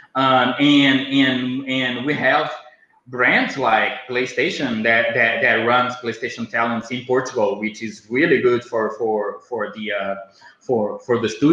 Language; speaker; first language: English; non-native, fluent; Portuguese